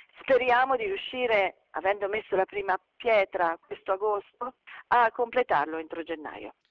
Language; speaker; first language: Italian; native; Italian